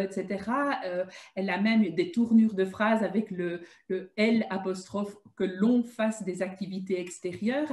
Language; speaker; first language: French; native; French